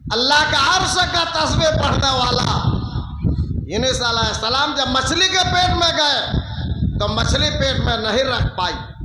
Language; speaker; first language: Urdu; non-native, local second language; Bangla